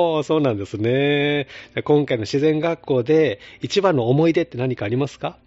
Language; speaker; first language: Japanese; native; Japanese